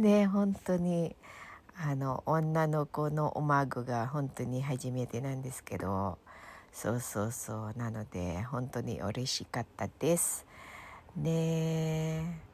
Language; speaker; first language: Japanese; non-native, fluent; Filipino